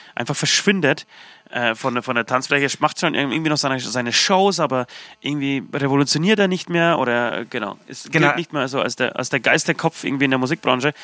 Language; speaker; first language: German; native; German